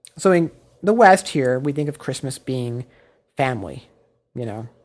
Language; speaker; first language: English; native; English